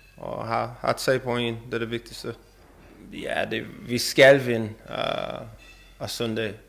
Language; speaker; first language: Danish; non-native, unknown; English